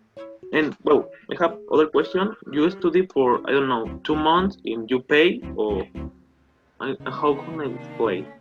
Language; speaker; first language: English; non-native, learner; Spanish